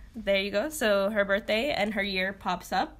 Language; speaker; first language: English; early bilingual, other home language; Arabic